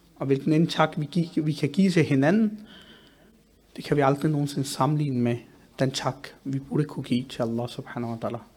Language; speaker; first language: Danish; early bilingual, other home language; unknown